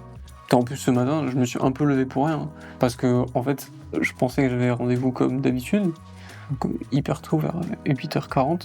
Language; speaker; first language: French; native; French